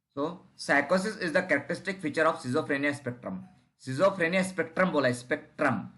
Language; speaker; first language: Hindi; non-native, local second language; Marathi